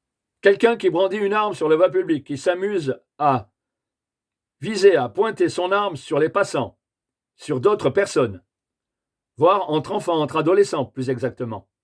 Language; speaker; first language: French; native; French